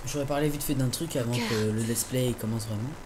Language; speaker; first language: French; native; French